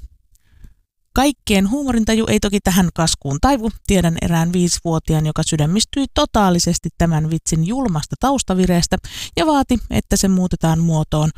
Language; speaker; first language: Finnish; native; Finnish